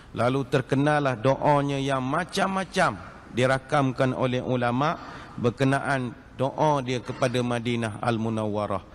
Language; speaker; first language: Malay; native; Malay